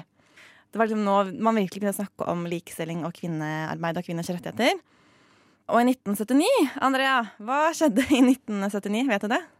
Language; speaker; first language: Norwegian; native; Norwegian